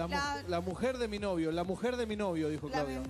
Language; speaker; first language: Spanish; native; Spanish